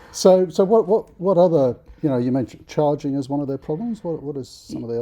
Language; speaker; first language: English; native; English